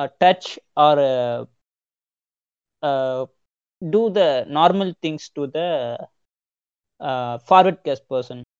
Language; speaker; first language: English; non-native, local second language; Tamil